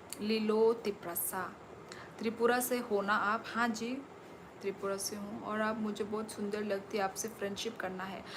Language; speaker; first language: Hindi; non-native, local second language; Kok Borok